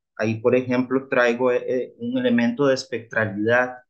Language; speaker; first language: Spanish; native; Spanish